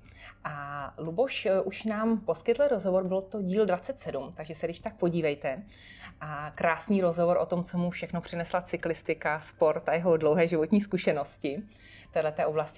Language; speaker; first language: Czech; native; Czech